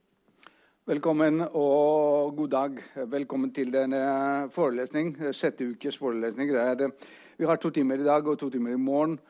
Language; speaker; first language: Norwegian; non-native, fluent; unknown